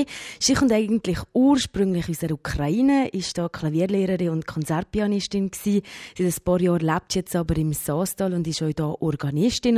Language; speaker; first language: German; native; German